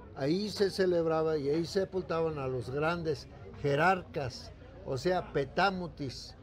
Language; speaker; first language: Spanish; native; Spanish